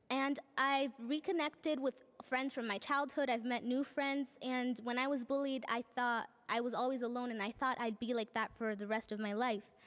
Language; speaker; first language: English; non-native, fluent; Spanish